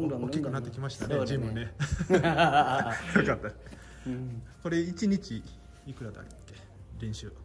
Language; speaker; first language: Japanese; native; Japanese